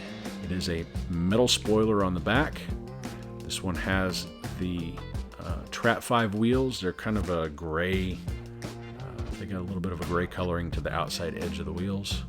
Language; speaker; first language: English; native; English